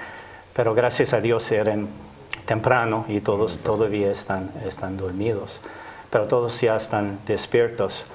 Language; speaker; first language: Spanish; non-native, fluent; English